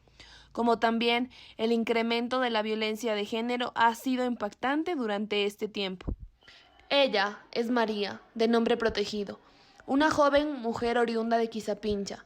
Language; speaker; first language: Spanish; native; Spanish